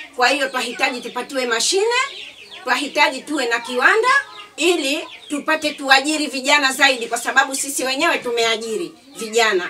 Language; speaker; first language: Swahili; native; Swahili